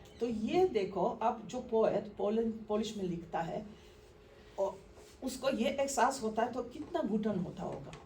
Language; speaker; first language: Hindi; non-native, fluent; Polish